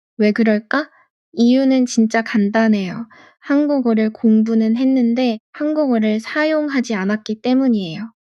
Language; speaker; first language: Korean; non-native, fluent; Arabic